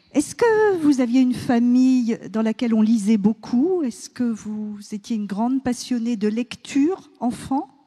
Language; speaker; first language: French; native; French